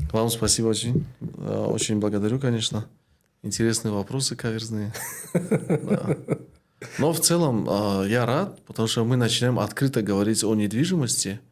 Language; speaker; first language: Russian; non-native, local second language; Tajik